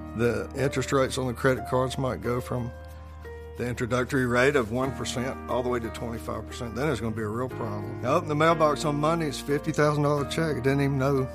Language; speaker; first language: English; native; English